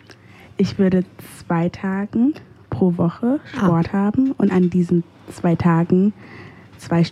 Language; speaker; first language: German; early bilingual, other home language; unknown